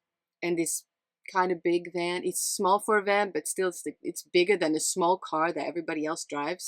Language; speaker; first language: English; non-native, fluent; Dutch